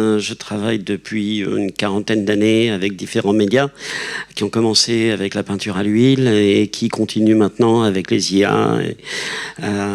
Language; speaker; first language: French; native; French